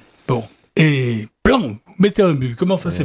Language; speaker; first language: French; native; French